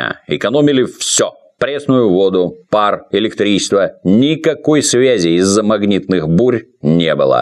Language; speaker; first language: Russian; native; Russian